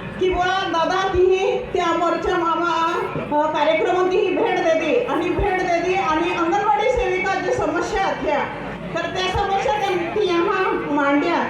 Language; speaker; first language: Marathi; non-native, local second language; Bhili